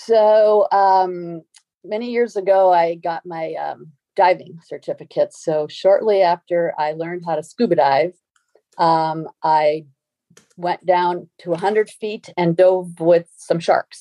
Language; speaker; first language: English; native; English